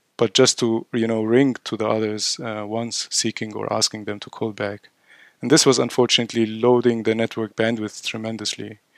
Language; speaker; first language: English; non-native, fluent; Arabic